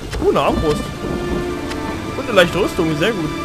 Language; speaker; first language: German; native; German